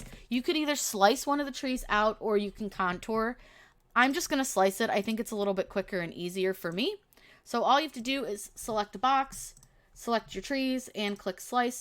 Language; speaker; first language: English; native; English